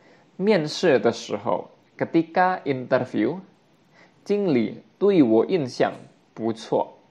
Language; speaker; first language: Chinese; non-native, fluent; Indonesian